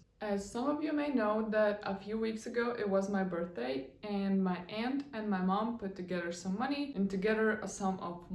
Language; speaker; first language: English; non-native, fluent; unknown